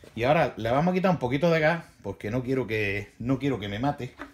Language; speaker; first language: Spanish; native; Spanish